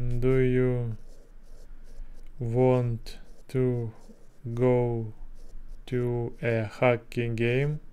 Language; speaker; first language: English; non-native, learner; Russian